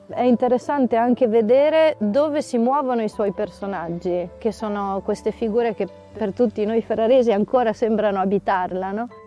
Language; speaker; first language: Italian; native; Italian